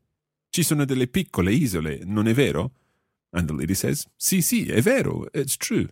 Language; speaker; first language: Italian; non-native, fluent; English